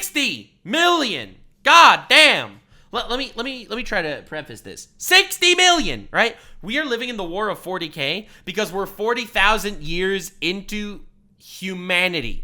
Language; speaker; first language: English; native; English